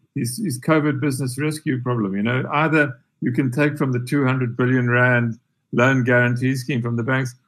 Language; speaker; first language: English; native; English